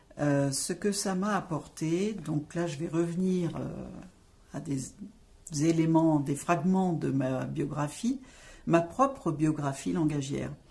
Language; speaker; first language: French; native; French